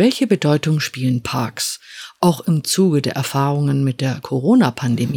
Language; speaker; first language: German; native; German